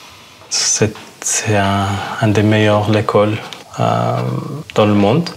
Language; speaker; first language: French; non-native, fluent; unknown